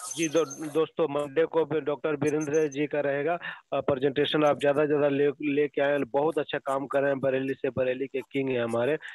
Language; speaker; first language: Hindi; native; Hindi